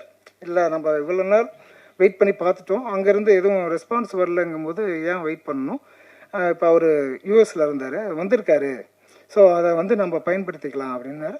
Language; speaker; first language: Tamil; native; Tamil